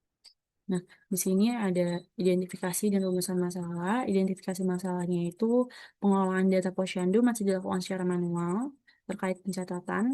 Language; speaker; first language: Indonesian; native; Indonesian